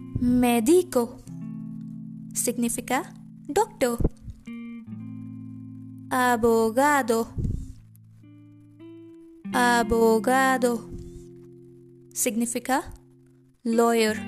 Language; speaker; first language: Spanish; non-native, fluent; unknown